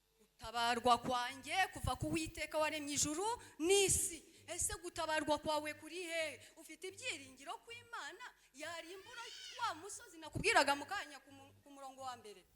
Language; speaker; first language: Kinyarwanda; early bilingual, heritage; Kinyarwanda